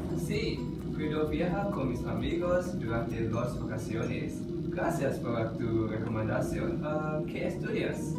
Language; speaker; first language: Spanish; non-native, learner; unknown